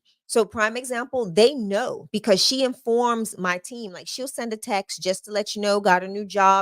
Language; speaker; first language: English; native; English